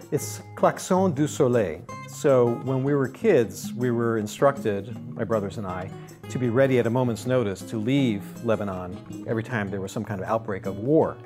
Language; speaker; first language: English; non-native, fluent; Arabic